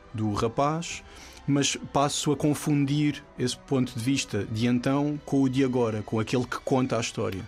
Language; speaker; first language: Portuguese; native; Portuguese